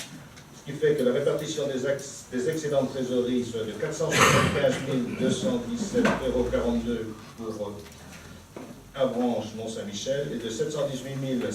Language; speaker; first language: French; native; French